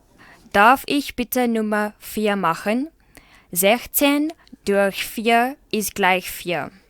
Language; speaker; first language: German; non-native, learner; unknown